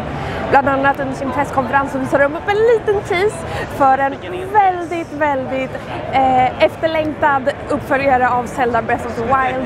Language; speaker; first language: Swedish; native; Swedish